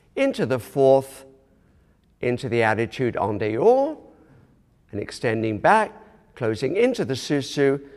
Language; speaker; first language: English; native; English